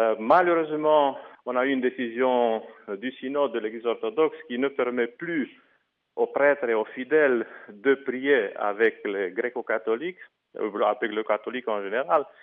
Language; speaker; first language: French; non-native, fluent; Romanian